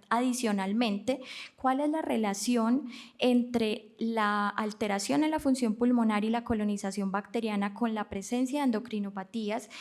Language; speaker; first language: Spanish; native; Spanish